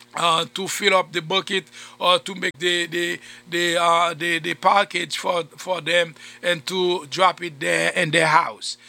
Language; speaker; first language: English; non-native, fluent; Haitian Creole